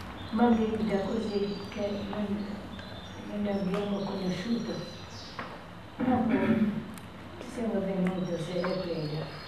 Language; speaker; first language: Italian; non-native, learner; Albanian